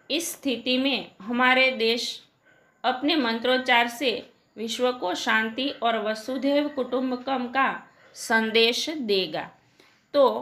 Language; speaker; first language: Hindi; non-native, local second language; Gujarati